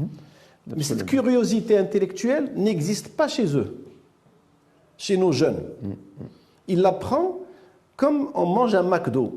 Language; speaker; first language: French; non-native, local second language; Arabic